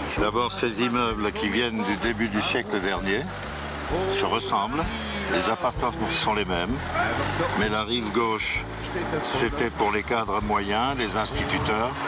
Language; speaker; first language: French; native; French